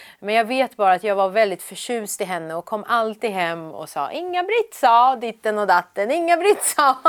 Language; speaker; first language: Swedish; early bilingual, other home language; Persian